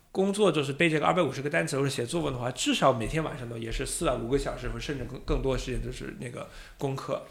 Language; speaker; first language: Chinese; non-native, fluent; English